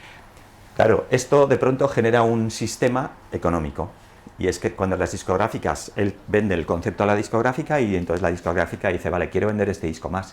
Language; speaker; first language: Spanish; native; Spanish